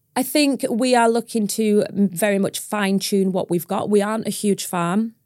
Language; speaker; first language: English; native; English